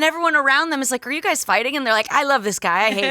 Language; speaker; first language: English; native; English